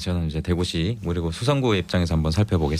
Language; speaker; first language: Korean; native; Korean